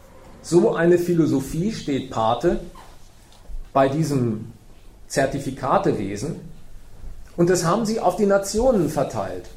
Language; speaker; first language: German; native; German